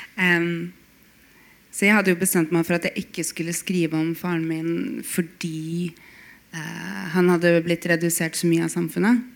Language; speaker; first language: Norwegian; native; Norwegian